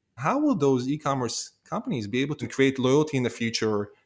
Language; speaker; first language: English; non-native, fluent; Hebrew